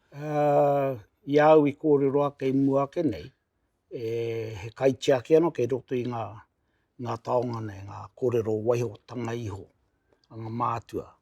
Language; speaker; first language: Māori; native; Māori